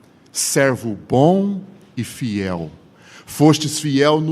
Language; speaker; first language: Portuguese; native; Portuguese